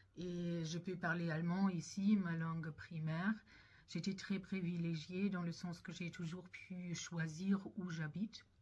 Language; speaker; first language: French; non-native, fluent; German